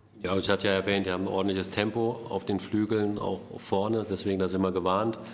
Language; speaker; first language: German; native; German